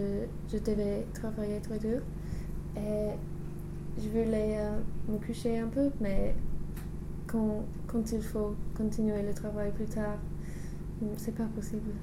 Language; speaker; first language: French; non-native, learner; English